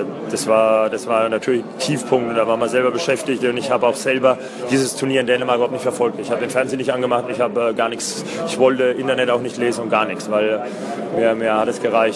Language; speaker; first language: German; native; German